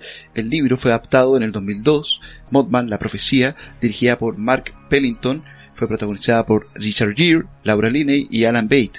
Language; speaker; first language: Spanish; native; Spanish